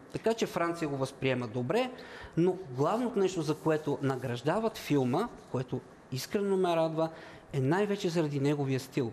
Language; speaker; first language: Bulgarian; native; Bulgarian